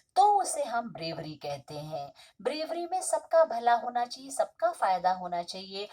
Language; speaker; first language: Hindi; non-native, local second language; Marathi